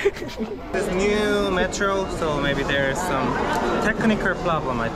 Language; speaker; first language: English; non-native, learner; Korean